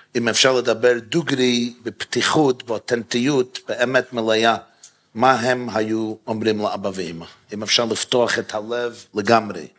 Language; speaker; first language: Hebrew; non-native, fluent; English